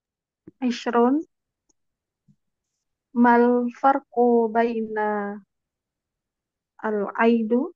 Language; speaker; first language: Arabic; non-native, learner; Indonesian